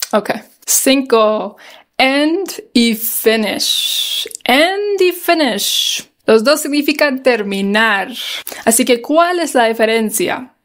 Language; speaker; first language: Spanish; non-native, fluent; English